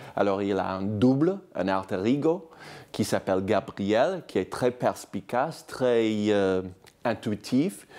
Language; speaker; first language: French; non-native, fluent; English